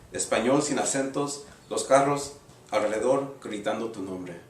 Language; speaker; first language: Spanish; early bilingual, other home language; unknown